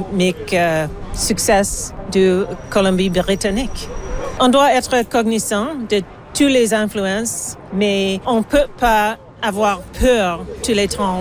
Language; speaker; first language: French; non-native, learner; English